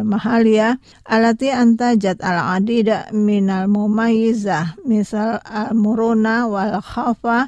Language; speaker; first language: Arabic; non-native, fluent; Indonesian